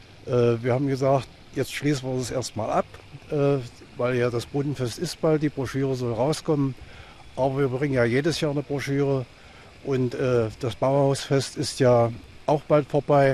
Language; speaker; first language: German; native; German